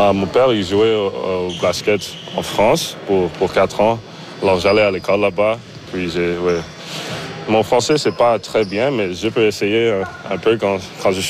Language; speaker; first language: French; non-native, learner; English